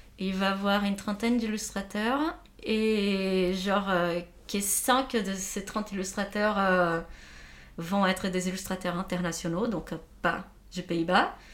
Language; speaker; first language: French; non-native, fluent; Portuguese